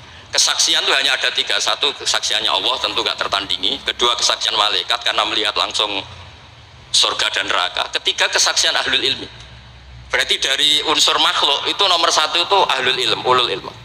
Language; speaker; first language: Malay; non-native, local second language; Javanese